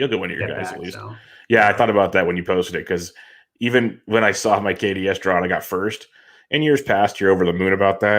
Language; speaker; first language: English; native; English